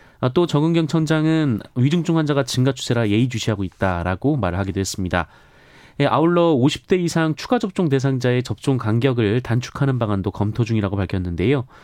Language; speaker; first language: Korean; native; Korean